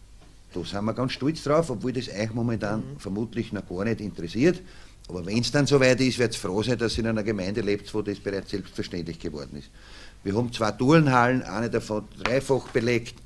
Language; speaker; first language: German; native; German